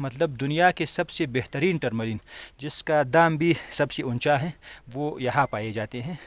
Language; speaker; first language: Hindi; non-native, fluent; Pashto